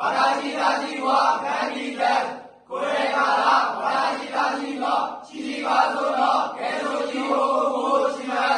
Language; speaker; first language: Japanese; non-native, learner; Burmese